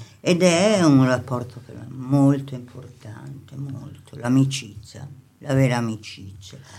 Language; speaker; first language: Italian; native; Italian